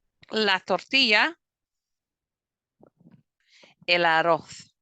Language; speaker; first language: Spanish; non-native, fluent; English